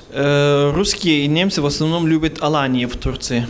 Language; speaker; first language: Russian; non-native, fluent; Turkish